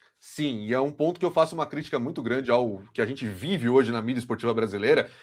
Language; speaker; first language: Portuguese; native; Portuguese